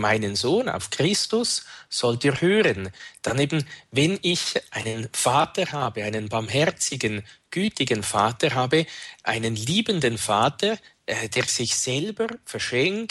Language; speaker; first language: German; native; German